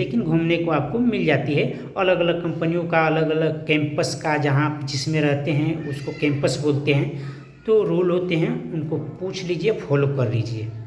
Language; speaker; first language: Hindi; native; Hindi